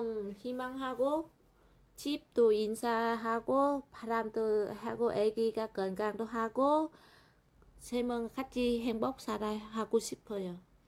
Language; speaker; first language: Korean; non-native, learner; Vietnamese